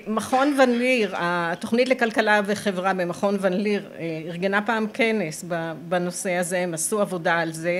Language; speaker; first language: Hebrew; native; Hebrew